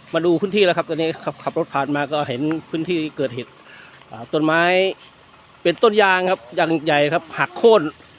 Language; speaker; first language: Thai; native; Thai